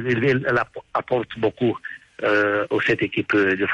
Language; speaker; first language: French; non-native, fluent; Romanian